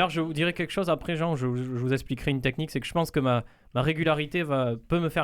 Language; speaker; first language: French; native; French